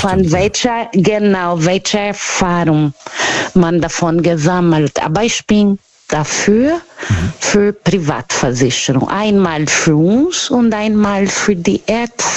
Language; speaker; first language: German; non-native, learner; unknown